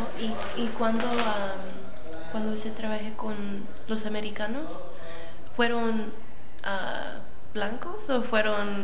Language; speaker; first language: Spanish; early bilingual, other home language; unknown